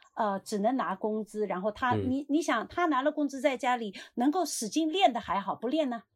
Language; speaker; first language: Chinese; native; Chinese